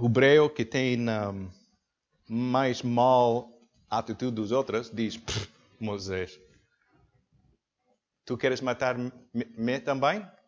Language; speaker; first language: Portuguese; non-native, learner; English